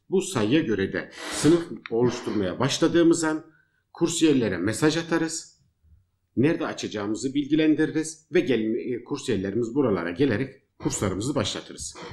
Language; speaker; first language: Turkish; native; Turkish